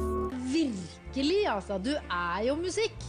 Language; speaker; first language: Norwegian; native; Norwegian